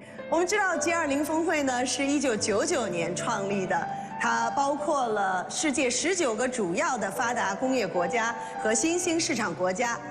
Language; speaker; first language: Chinese; native; Chinese